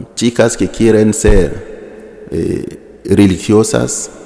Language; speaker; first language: Spanish; non-native, fluent; Mossi